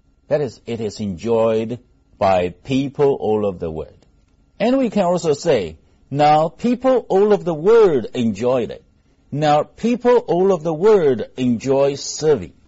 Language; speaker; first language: English; non-native, fluent; Chinese